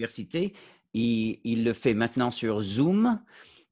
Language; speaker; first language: French; non-native, fluent; English